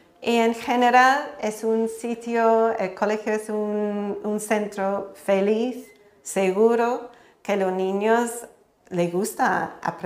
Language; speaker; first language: Spanish; non-native, fluent; English